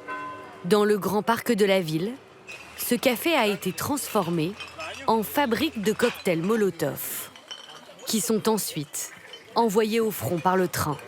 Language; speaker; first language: French; native; French